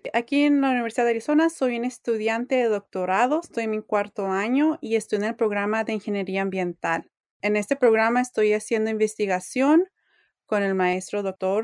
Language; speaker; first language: Spanish; early bilingual, heritage; English